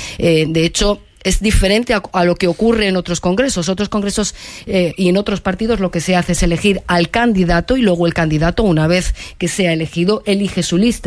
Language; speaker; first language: Spanish; native; Spanish